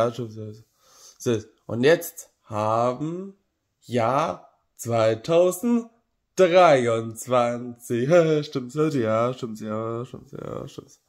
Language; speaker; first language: German; non-native, learner; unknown